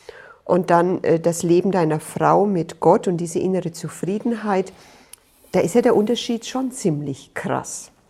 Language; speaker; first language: German; native; German